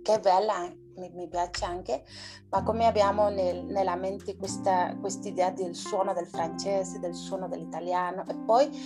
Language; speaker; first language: Italian; non-native, learner; Spanish